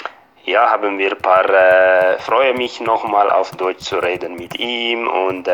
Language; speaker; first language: German; non-native, fluent; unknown